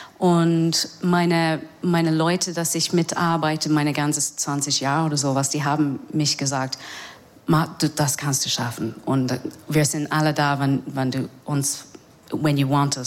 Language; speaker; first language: German; non-native, fluent; English